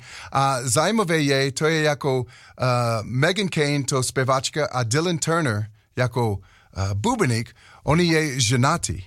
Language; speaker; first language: Czech; non-native, learner; English